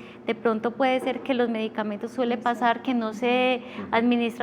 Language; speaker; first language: Spanish; native; Spanish